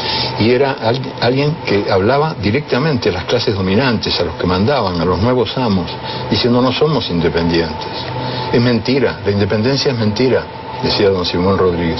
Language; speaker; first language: Spanish; native; Spanish